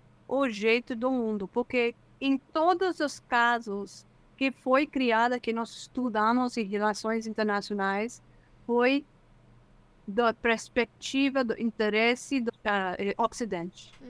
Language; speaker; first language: Portuguese; non-native, fluent; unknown